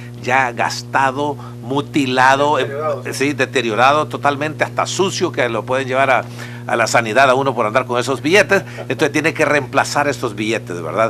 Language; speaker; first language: Spanish; native; Spanish